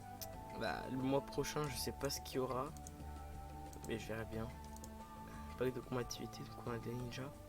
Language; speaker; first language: French; native; French